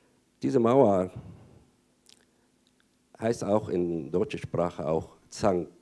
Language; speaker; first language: German; non-native, fluent; Arabic